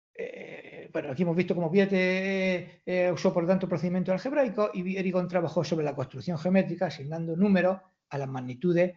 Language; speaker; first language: Spanish; native; Spanish